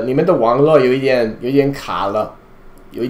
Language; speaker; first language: Chinese; non-native, fluent; English